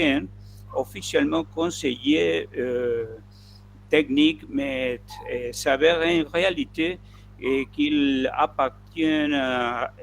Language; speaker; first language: French; non-native, fluent; Spanish